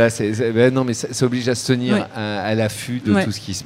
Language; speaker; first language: French; native; French